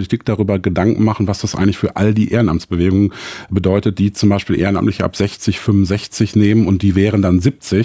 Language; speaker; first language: German; native; German